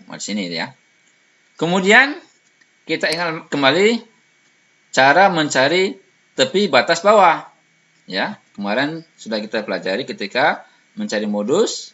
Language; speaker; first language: Indonesian; native; Indonesian